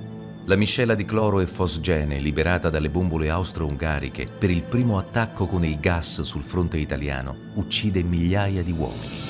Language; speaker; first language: Italian; native; Italian